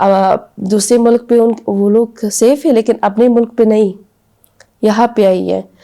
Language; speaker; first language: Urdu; non-native, learner; Persian